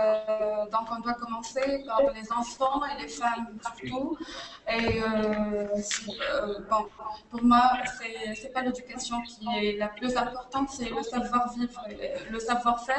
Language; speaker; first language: French; non-native, local second language; Arabic